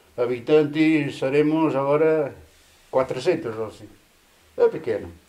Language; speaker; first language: Portuguese; native; Portuguese